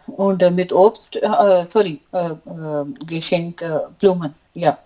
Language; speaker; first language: German; non-native, learner; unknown